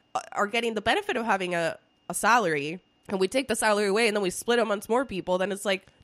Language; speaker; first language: English; early bilingual, other home language; Spanish